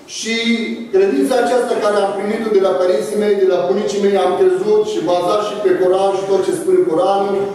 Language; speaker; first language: Romanian; non-native, fluent; Arabic